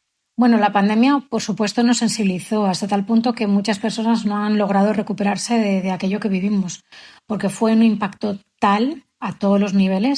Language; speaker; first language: Spanish; native; Spanish